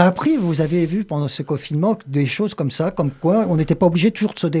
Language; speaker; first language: French; native; French